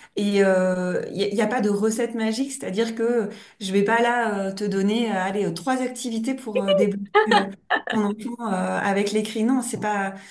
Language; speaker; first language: French; native; French